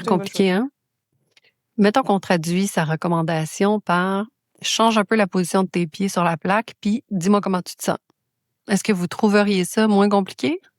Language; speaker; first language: French; native; French